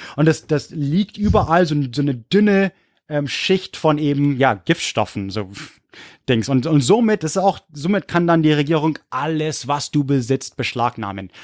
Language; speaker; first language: German; non-native, fluent; English